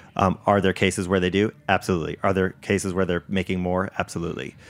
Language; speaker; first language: English; native; English